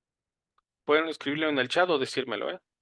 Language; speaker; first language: Spanish; native; Spanish